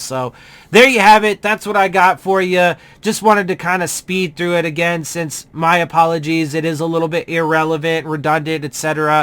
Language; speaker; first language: English; native; English